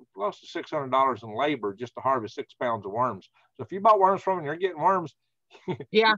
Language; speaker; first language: English; native; English